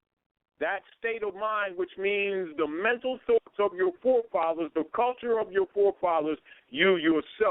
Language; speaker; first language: English; native; English